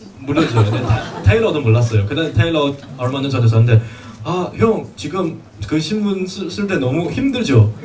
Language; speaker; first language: Korean; non-native, fluent; Chinese